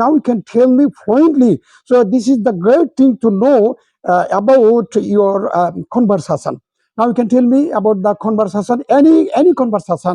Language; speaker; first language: English; non-native, local second language; Bangla